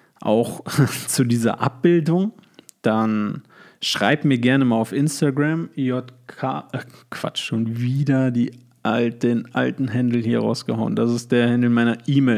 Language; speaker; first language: German; native; German